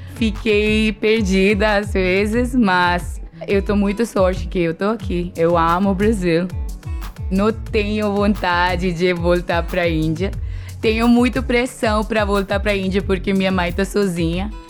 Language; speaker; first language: Portuguese; non-native, learner; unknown